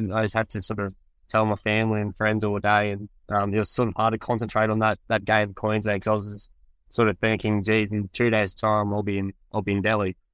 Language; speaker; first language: English; native; English